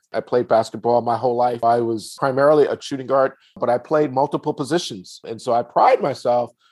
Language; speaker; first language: English; native; English